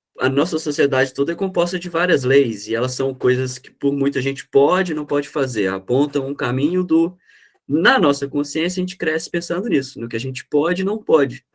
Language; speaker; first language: Portuguese; native; Portuguese